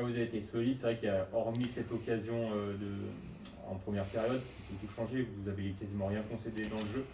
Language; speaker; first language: French; native; French